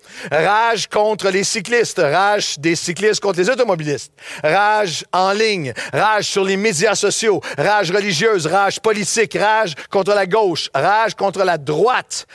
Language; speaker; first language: French; native; French